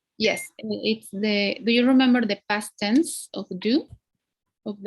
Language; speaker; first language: English; non-native, fluent; Spanish